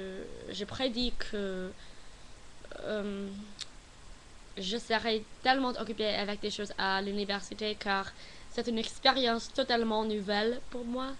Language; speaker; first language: French; non-native, learner; English